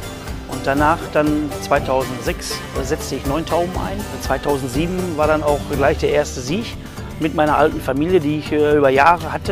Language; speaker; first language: German; native; German